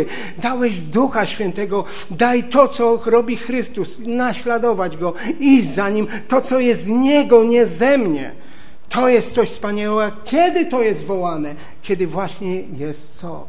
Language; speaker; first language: Polish; native; Polish